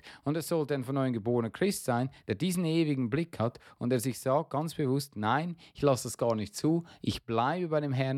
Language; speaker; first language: German; non-native, fluent; English